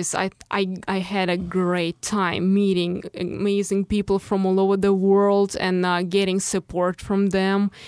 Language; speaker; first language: English; non-native, fluent; Russian